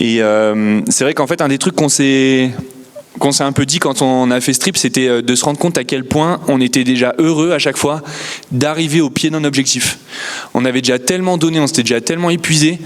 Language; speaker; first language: French; native; French